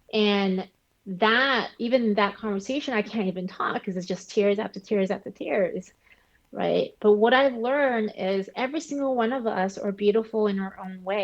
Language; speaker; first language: English; early bilingual, other home language; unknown